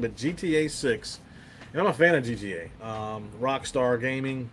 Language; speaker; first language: English; native; English